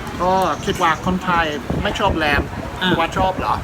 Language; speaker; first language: Thai; non-native, learner; English